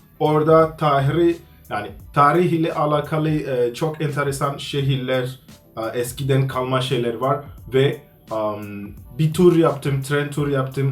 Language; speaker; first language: Turkish; non-native, fluent; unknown